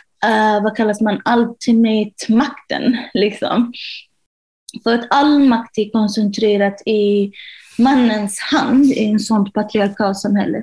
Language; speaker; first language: Swedish; non-native, fluent; Arabic